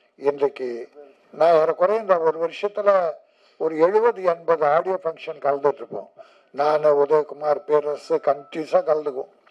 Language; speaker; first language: Tamil; native; Tamil